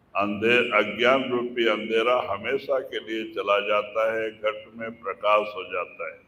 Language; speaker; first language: Hindi; non-native, local second language; Kannada